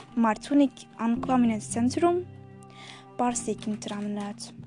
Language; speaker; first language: Dutch; non-native, learner; Turkish